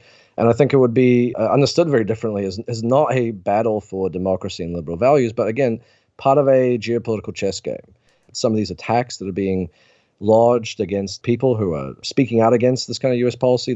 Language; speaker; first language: English; native; English